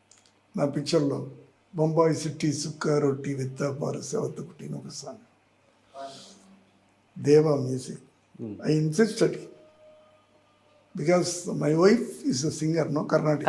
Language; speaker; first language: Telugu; non-native, learner; Tamil